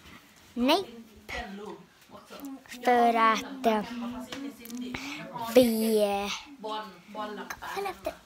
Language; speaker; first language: Swedish; early bilingual, other home language; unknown